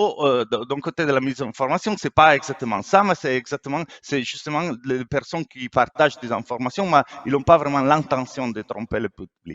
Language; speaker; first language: French; non-native, fluent; Italian